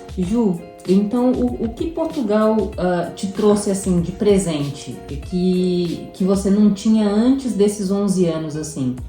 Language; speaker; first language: Portuguese; native; Portuguese